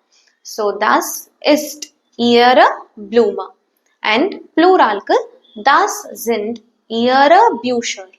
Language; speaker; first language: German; non-native, fluent; Tamil